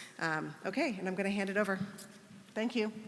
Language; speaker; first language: English; native; English